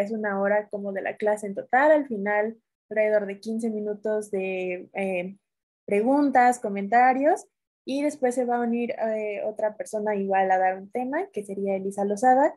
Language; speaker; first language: Spanish; native; Spanish